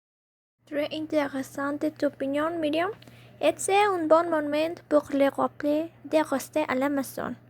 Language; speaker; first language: French; non-native, learner; Spanish